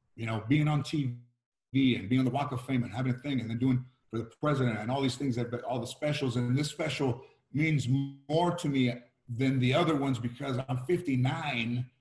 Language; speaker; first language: English; early bilingual, other home language; Spanish